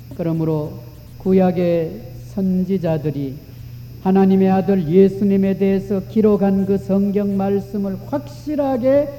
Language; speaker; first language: Korean; native; Korean